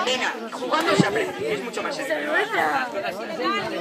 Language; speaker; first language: Spanish; native; Spanish